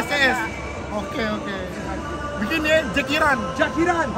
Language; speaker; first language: Indonesian; non-native, learner; Persian